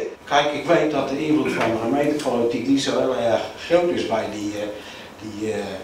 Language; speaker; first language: Dutch; native; Dutch